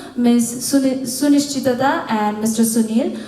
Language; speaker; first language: English; non-native, local second language; Nepali